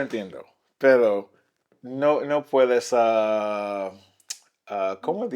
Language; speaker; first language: Spanish; non-native, learner; English